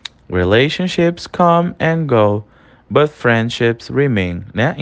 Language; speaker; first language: English; non-native, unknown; Portuguese